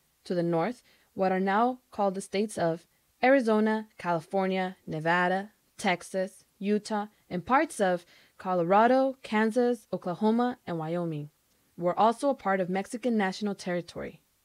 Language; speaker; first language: English; native; English